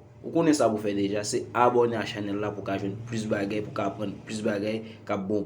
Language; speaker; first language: French; non-native, learner; Haitian Creole